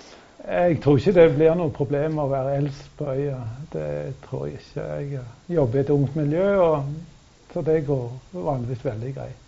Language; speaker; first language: Norwegian; native; Norwegian